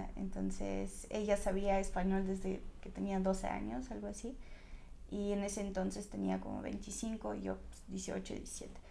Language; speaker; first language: Spanish; non-native, fluent; Russian